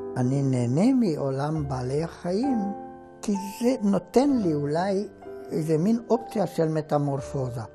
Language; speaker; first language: Hebrew; non-native, fluent; Romanian